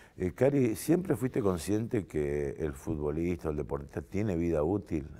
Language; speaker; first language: Spanish; native; Spanish